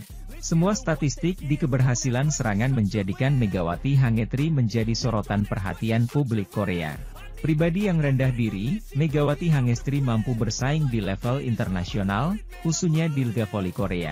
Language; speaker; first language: Indonesian; native; Indonesian